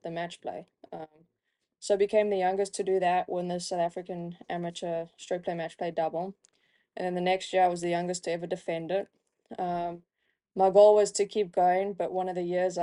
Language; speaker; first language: English; native; English